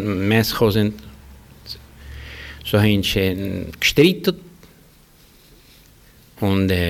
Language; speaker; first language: German; early bilingual, heritage; German